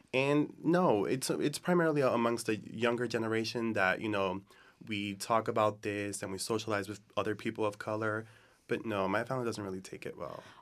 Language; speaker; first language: English; native; English